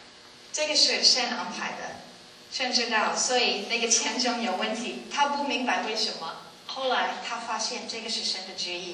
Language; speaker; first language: Chinese; non-native, learner; English